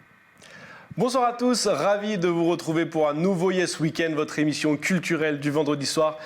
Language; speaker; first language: French; native; French